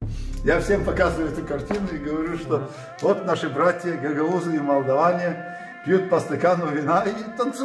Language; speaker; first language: Russian; non-native, local second language; Gagauz